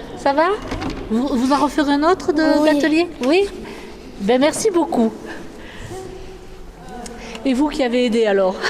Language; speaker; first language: French; native; French